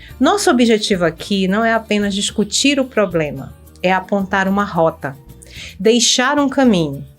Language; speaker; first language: Portuguese; native; Portuguese